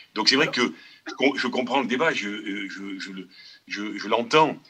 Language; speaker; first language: French; native; French